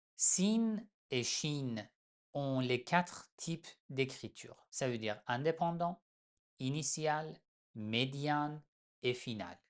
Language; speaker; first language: French; non-native, fluent; Persian